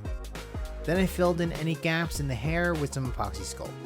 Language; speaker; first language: English; native; English